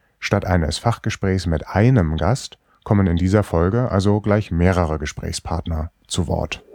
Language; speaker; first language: German; native; German